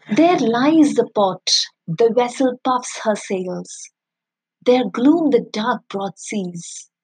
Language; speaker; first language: English; non-native, local second language; Malayalam